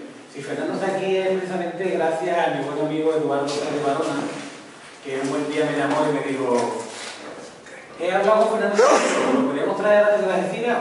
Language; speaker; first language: Spanish; native; Spanish